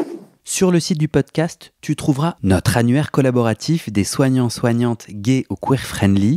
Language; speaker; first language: French; native; French